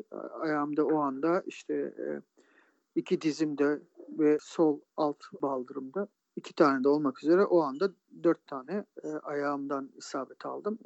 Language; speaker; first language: Turkish; native; Turkish